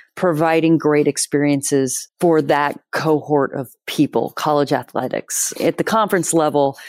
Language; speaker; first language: English; native; English